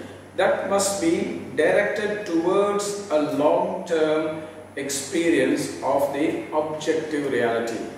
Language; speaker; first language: English; non-native, local second language; Tamil